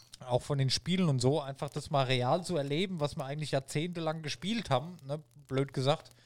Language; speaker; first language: German; native; German